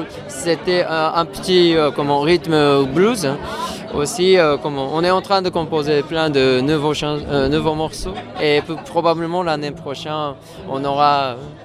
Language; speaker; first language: French; non-native, fluent; Japanese